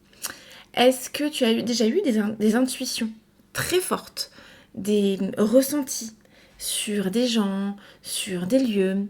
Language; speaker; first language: French; native; French